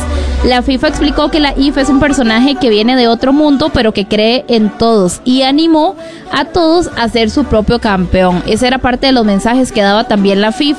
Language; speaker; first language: Spanish; native; Spanish